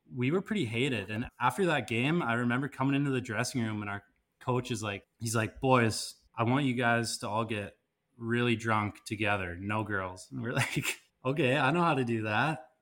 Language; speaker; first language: English; native; English